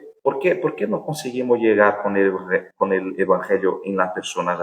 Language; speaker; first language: Spanish; non-native, fluent; Portuguese